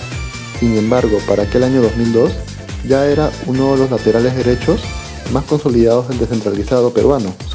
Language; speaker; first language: Spanish; native; Spanish